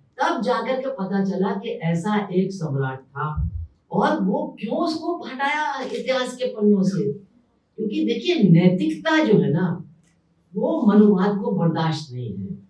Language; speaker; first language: Hindi; native; Hindi